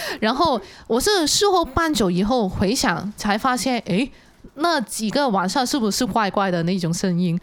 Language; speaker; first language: Chinese; non-native, local second language; Cantonese